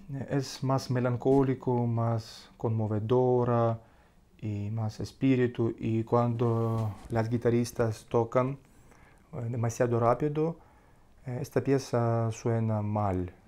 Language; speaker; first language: Spanish; non-native, learner; Russian